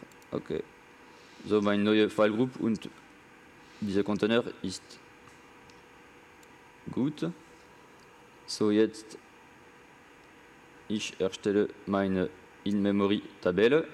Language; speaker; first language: German; non-native, learner; French